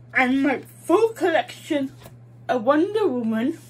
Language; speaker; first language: English; native; English